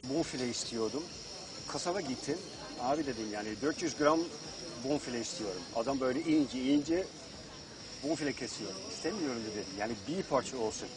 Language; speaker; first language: Turkish; non-native, fluent; Dutch